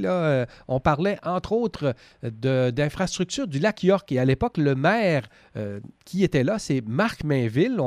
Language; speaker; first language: French; native; French